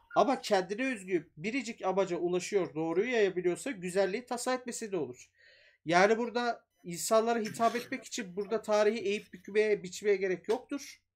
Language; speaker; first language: Turkish; native; Turkish